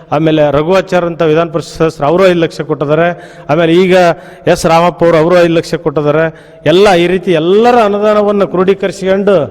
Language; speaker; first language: Kannada; native; Kannada